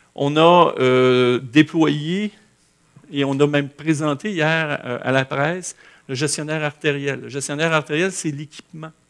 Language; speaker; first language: French; native; French